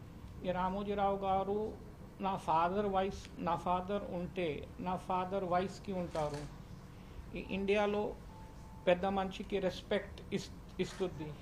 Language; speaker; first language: Telugu; early bilingual, heritage; Telugu